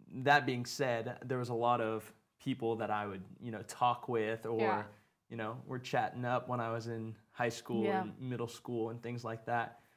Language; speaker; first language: English; native; English